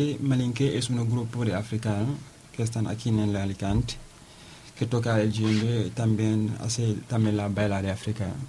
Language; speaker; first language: Spanish; non-native, learner; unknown